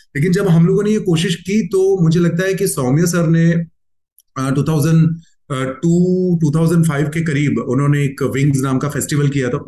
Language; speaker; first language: Hindi; non-native, local second language; Gujarati